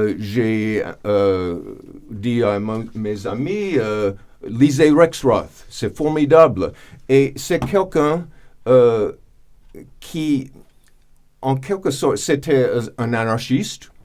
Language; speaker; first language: French; non-native, fluent; English